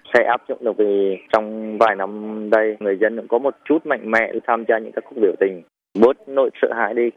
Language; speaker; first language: Vietnamese; native; Vietnamese